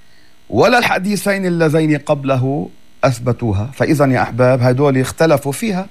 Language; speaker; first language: Arabic; native; Arabic